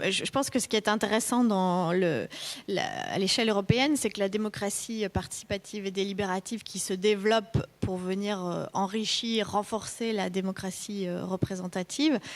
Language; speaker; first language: French; native; French